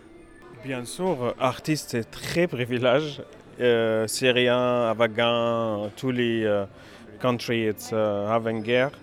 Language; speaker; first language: French; non-native, learner; Arabic